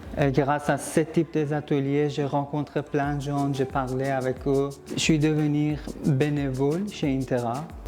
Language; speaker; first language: French; non-native, fluent; Persian